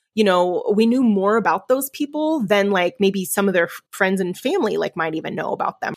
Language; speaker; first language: English; early bilingual, other home language; Spanish